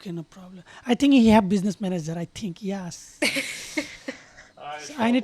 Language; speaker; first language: English; non-native, learner; Bangla